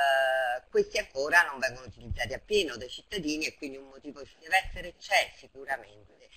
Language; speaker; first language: Italian; native; Italian